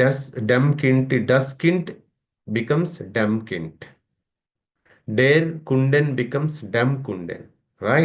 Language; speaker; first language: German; non-native, learner; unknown